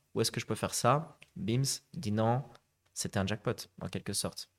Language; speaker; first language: French; native; French